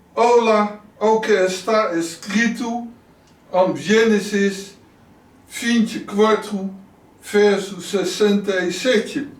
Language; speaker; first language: Portuguese; non-native, learner; Dutch